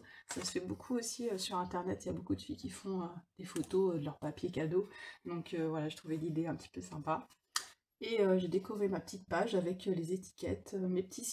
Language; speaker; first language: French; native; French